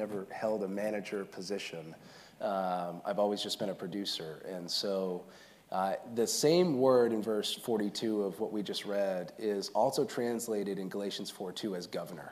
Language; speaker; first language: English; native; English